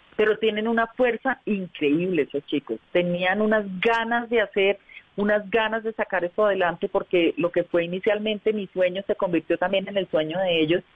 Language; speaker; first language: Spanish; native; Spanish